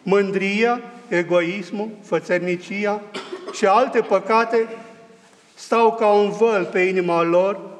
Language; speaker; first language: Romanian; native; Romanian